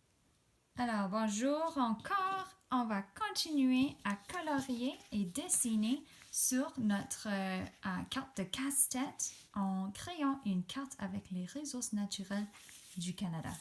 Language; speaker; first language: French; non-native, fluent; English